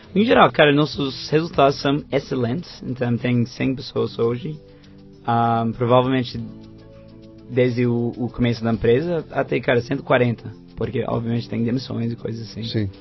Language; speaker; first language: Portuguese; non-native, fluent; English